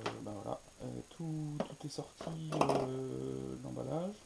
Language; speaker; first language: French; native; French